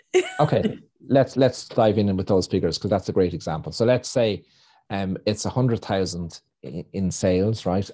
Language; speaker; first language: English; native; English